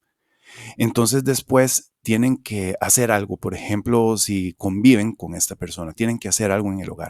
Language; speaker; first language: Spanish; native; Spanish